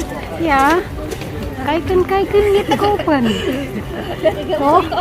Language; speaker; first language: Dutch; non-native, learner; Filipino